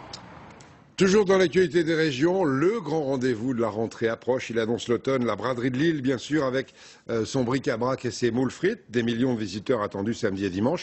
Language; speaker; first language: French; native; French